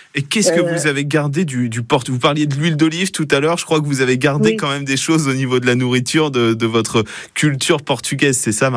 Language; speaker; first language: French; native; French